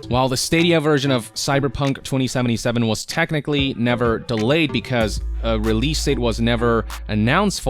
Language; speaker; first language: English; native; English